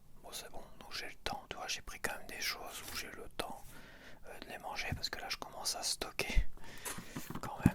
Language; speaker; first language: French; native; French